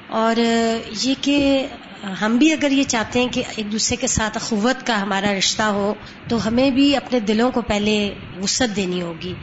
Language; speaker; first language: Urdu; non-native, local second language; Punjabi